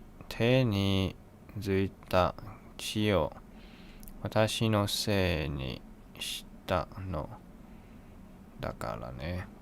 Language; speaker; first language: Japanese; non-native, learner; English